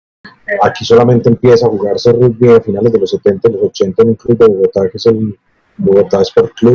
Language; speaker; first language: Spanish; native; Spanish